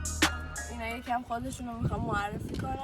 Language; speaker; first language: Persian; native; Persian